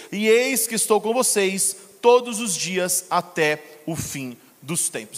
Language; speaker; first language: Portuguese; native; Portuguese